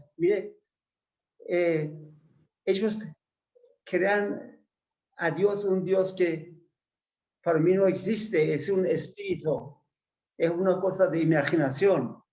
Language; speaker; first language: Spanish; non-native, learner; Persian